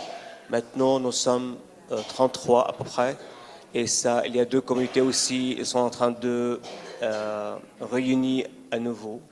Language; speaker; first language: French; non-native, fluent; Arabic